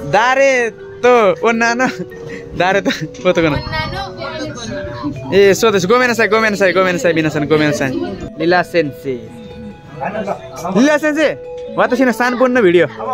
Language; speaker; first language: Japanese; non-native, learner; Nepali